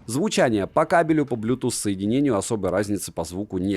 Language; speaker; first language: Russian; native; Russian